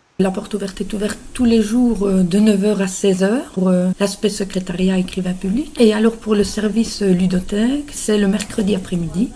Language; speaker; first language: French; native; French